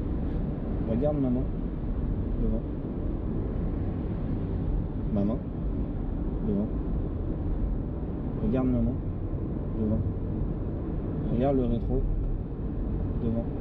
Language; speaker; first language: French; native; French